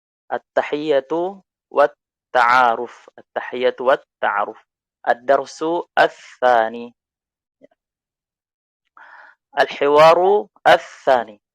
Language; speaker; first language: Arabic; non-native, fluent; Indonesian